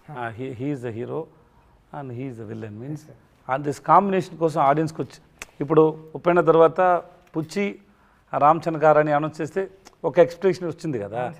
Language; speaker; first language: Telugu; non-native, learner; Tamil